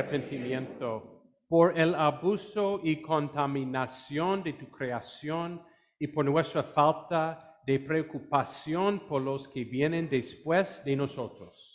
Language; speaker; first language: Spanish; non-native, fluent; English